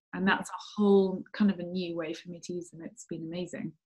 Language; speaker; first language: English; native; English